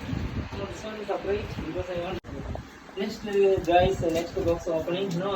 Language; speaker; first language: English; non-native, learner; Malayalam